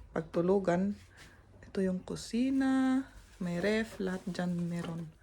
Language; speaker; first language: Filipino; native; Filipino